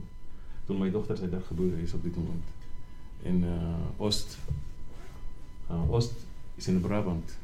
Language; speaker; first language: Dutch; non-native, learner; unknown